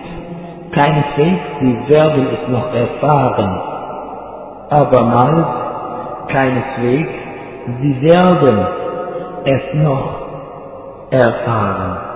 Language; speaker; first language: German; non-native, fluent; Arabic